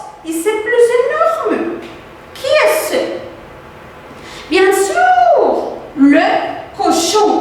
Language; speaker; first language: French; non-native, fluent; Spanish